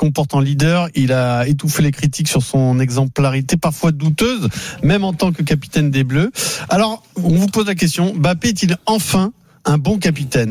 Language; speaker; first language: French; native; French